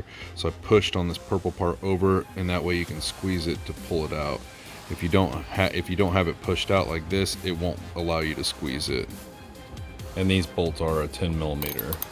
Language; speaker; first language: English; native; English